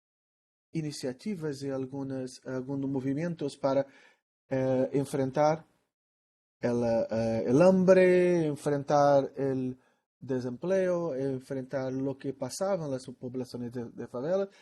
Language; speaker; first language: Spanish; non-native, learner; Portuguese